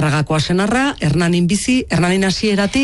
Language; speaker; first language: Basque; native; Basque